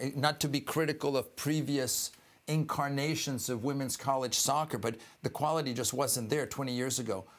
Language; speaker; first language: English; early bilingual, other home language; Spanish